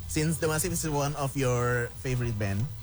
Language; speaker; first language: English; non-native, learner; Indonesian